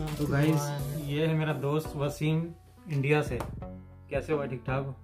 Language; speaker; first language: Urdu; native; Urdu